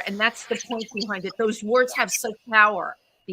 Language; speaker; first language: English; native; English